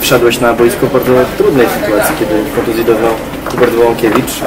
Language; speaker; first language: Polish; native; Polish